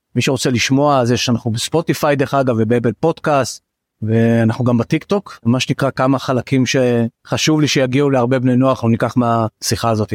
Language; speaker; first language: Hebrew; native; Hebrew